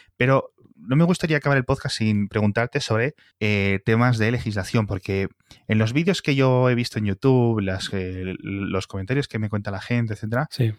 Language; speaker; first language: Spanish; native; Spanish